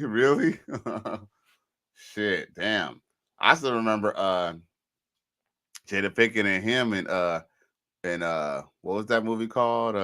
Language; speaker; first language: English; native; English